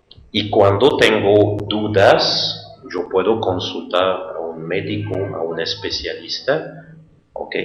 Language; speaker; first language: Spanish; non-native, fluent; French